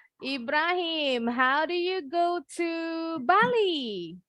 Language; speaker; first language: English; non-native, fluent; Indonesian